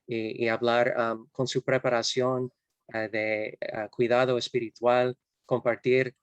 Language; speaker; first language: Spanish; non-native, fluent; English